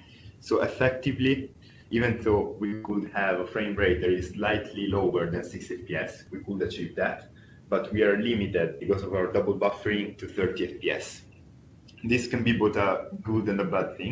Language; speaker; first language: English; non-native, fluent; Italian